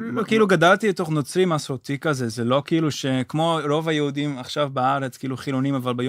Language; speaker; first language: Hebrew; non-native, fluent; Dutch